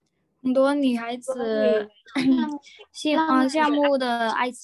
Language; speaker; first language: Chinese; non-native, learner; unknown